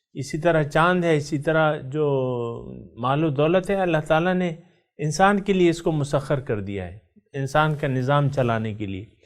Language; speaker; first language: Urdu; non-native, local second language; Pashto